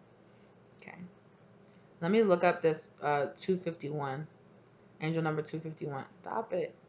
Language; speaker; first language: English; native; English